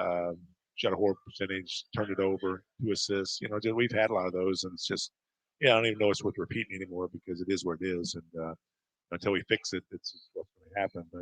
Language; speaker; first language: English; native; English